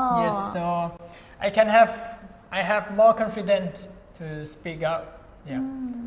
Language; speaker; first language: English; non-native, fluent; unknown